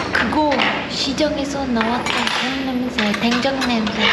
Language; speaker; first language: Korean; non-native, learner; Turkish